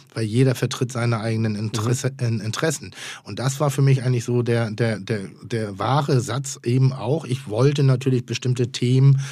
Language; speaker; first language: German; non-native, fluent; Turkish